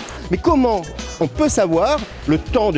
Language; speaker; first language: French; native; French